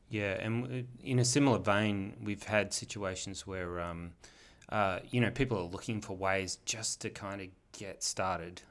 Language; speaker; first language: English; native; English